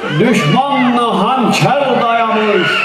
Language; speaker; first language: Turkish; native; Turkish